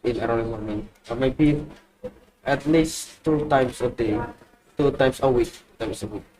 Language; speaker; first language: English; non-native, learner; Indonesian